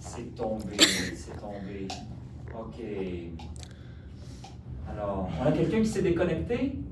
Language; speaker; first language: French; native; French